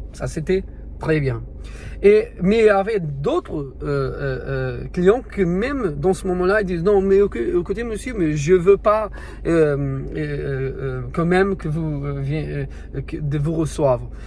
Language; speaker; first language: French; non-native, learner; Portuguese